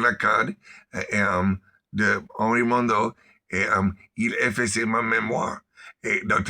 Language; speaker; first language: French; non-native, learner; English